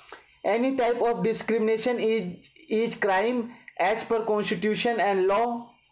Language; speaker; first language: English; non-native, local second language; Hindi